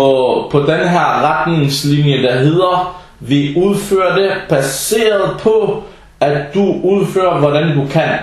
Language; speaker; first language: Danish; non-native, fluent; Arabic